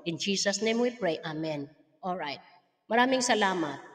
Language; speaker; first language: English; non-native, local second language; Filipino